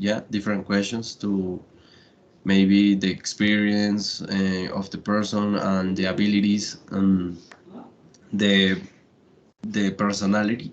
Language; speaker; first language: English; non-native, learner; Spanish